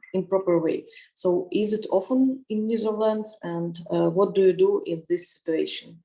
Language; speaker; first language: English; non-native, learner; Ukrainian